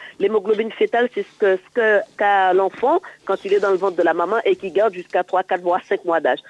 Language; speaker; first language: French; native; French